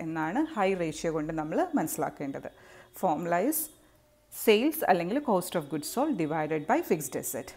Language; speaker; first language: English; non-native, local second language; Malayalam